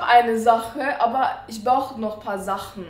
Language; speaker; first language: German; early bilingual, other home language; Persian